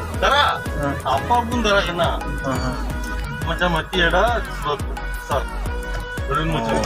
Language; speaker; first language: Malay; non-native, learner; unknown